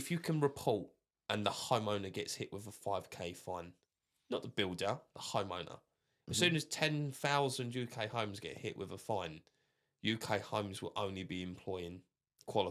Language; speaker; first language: English; native; English